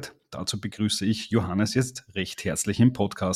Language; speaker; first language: German; native; German